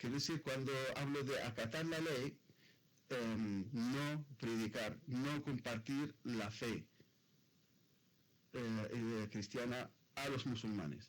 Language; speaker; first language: Spanish; non-native, fluent; Arabic